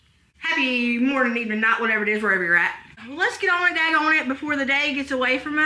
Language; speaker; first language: English; native; English